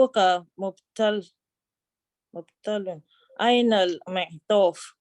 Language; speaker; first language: Arabic; non-native, learner; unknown